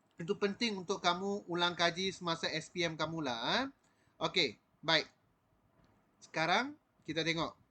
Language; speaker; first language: Malay; non-native, local second language; Tamil